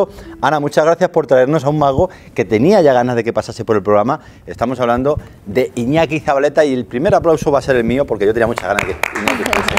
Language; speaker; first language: Spanish; native; Spanish